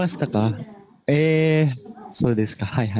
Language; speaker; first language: Japanese; non-native, learner; Indonesian